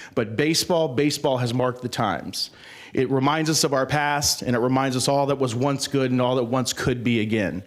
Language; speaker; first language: English; native; English